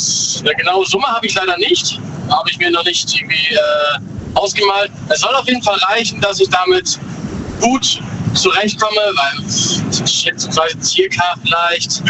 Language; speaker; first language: German; native; German